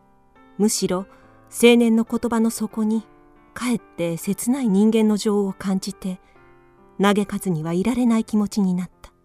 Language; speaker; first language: Japanese; native; Japanese